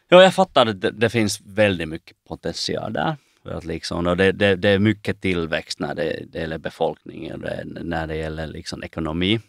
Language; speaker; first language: Swedish; non-native, local second language; Finnish